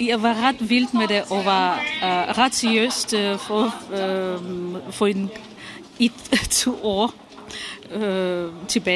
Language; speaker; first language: Danish; non-native, fluent; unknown